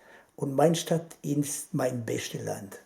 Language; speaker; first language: German; non-native, learner; Albanian